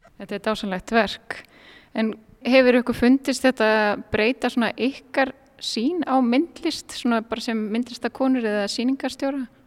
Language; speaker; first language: Icelandic; native; Icelandic